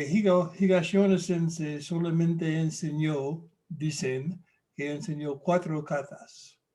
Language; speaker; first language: Spanish; non-native, fluent; English